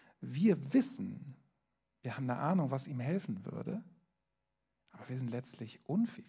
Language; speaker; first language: German; native; German